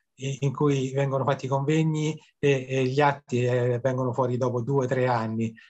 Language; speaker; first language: Italian; native; Italian